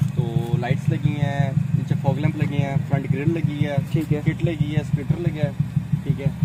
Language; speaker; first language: Urdu; non-native, local second language; Punjabi